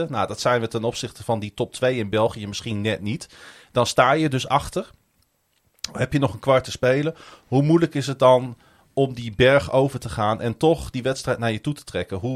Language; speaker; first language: Dutch; native; Dutch